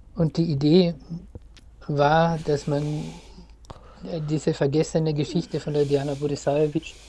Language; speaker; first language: German; native; German